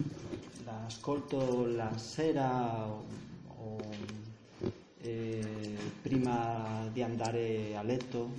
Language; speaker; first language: Italian; non-native, learner; Spanish